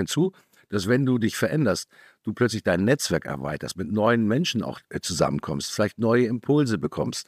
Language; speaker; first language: German; native; German